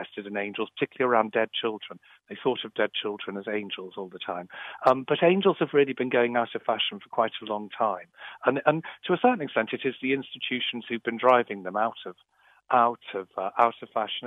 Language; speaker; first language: English; native; English